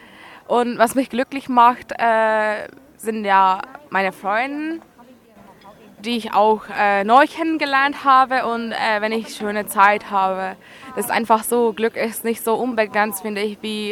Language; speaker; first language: German; non-native, learner; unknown